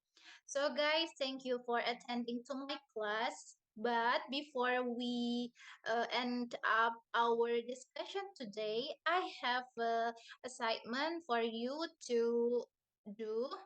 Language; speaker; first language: English; non-native, learner; Indonesian